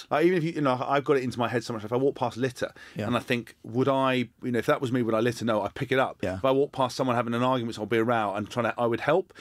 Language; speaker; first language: English; native; English